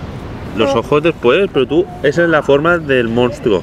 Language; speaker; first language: Spanish; native; Spanish